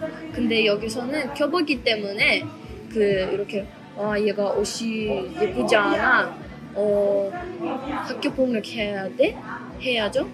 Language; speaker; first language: Korean; early bilingual, other home language; Russian